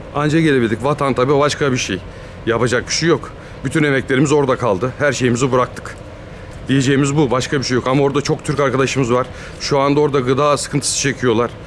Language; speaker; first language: Turkish; native; Turkish